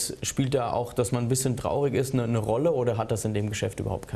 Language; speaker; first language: German; native; German